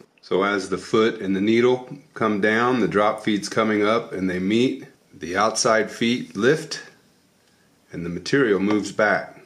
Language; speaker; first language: English; native; English